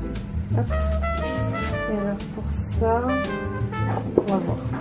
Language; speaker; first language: French; native; French